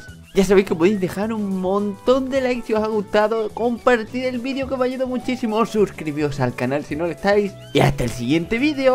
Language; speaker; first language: Spanish; native; Spanish